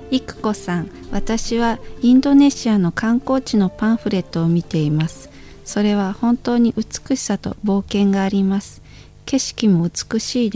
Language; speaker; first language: Japanese; non-native, fluent; Indonesian